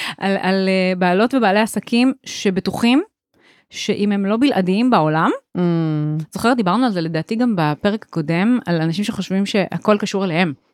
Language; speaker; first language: Hebrew; native; Hebrew